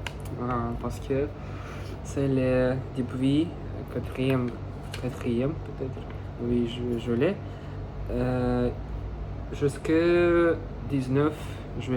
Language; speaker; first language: French; non-native, learner; Russian